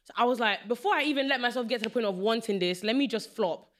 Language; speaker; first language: English; early bilingual, other home language; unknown